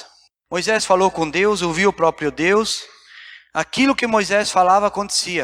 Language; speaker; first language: Portuguese; native; Portuguese